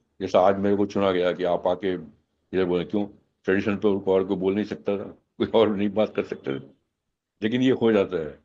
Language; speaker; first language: Hindi; non-native, local second language; Gujarati